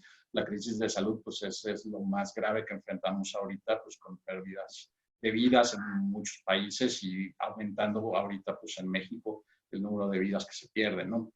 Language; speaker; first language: Spanish; native; Spanish